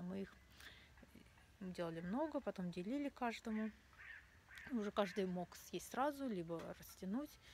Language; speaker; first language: Russian; native; Russian